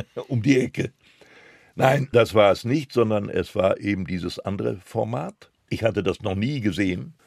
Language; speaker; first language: German; non-native, local second language; Polish